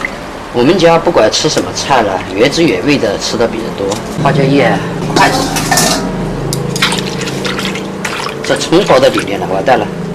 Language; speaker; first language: Chinese; native; Chinese